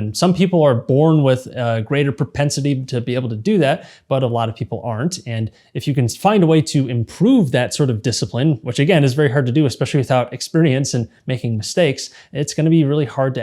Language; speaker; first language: English; native; English